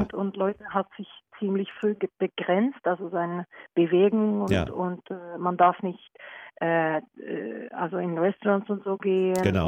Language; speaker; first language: German; non-native, learner; Norwegian